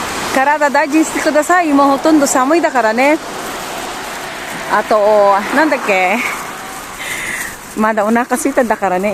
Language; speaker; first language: Japanese; non-native, learner; Filipino